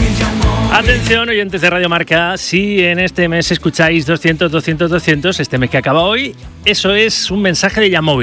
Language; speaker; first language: Spanish; native; Spanish